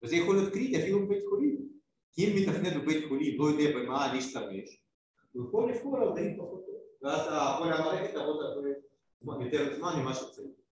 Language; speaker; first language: Hebrew; non-native, fluent; Russian